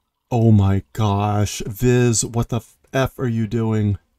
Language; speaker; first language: English; native; English